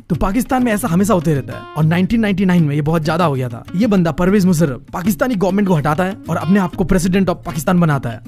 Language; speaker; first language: Hindi; non-native, local second language; Bangla